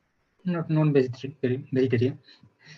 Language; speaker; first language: English; non-native, learner; Hindi